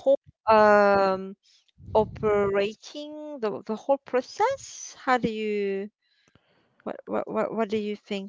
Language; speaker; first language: English; non-native, fluent; French